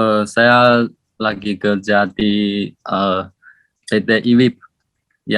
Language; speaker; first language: Indonesian; non-native, learner; Chinese